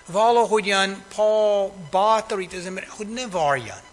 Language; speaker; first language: Hungarian; non-native, fluent; English